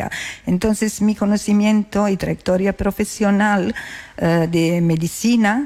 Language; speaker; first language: Spanish; non-native, learner; Croatian